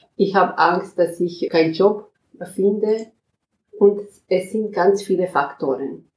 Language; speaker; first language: German; non-native, fluent; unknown